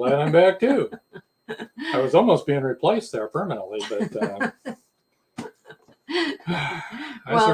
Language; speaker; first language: English; native; English